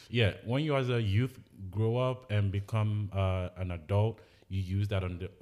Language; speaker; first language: English; non-native, local second language; Igbo